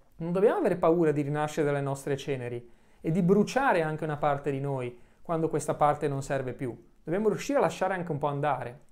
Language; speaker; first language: Italian; native; Italian